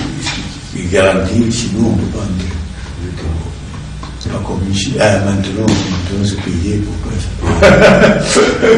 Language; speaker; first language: French; non-native, learner; Japanese